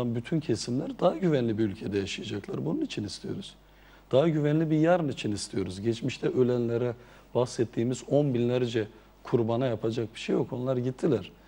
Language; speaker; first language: Turkish; non-native, local second language; Zaza